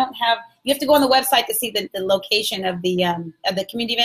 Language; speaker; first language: English; native; English